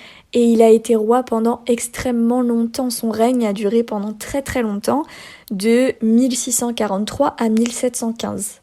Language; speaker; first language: French; native; French